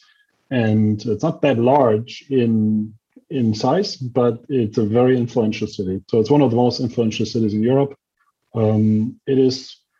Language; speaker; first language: English; non-native, fluent; German